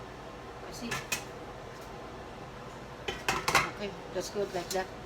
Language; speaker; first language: English; non-native, local second language; Filipino